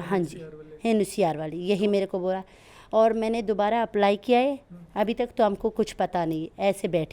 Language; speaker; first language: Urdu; non-native, learner; Persian